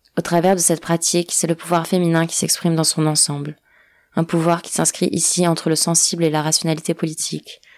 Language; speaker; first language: French; non-native, fluent; Portuguese